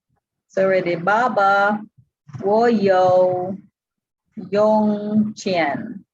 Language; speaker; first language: Chinese; non-native, learner; English